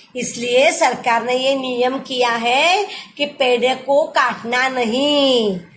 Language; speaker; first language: Hindi; non-native, local second language; Marathi